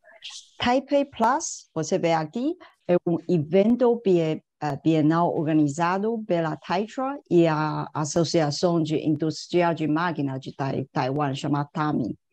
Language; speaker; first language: Portuguese; non-native, fluent; Chinese